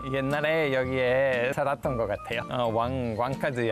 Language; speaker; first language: Korean; non-native, fluent; Spanish